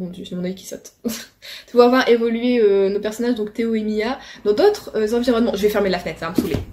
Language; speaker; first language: French; native; French